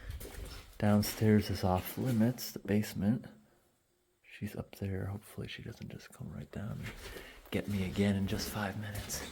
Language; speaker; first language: English; native; English